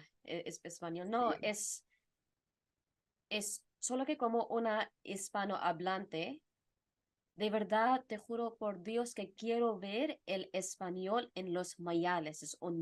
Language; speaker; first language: Spanish; non-native, fluent; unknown